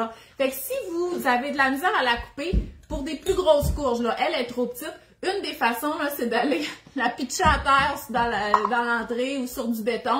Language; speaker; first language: French; native; French